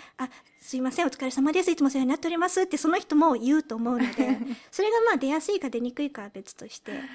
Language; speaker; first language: Japanese; early bilingual, heritage; Japanese